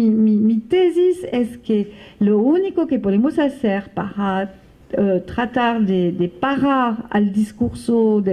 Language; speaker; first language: Spanish; non-native, fluent; French